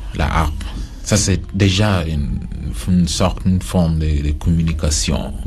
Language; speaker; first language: French; non-native, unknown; Acoli